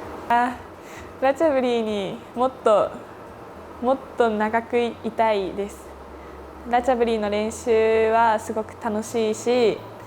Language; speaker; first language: Japanese; native; Japanese